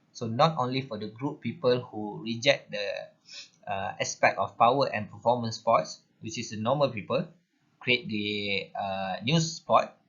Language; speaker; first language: English; non-native, local second language; Malay